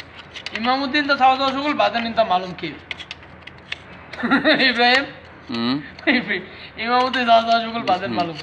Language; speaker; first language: Arabic; non-native, learner; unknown